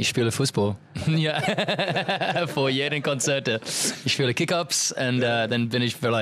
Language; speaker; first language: German; non-native, learner; English